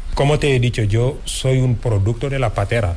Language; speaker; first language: Spanish; non-native, fluent; Wolof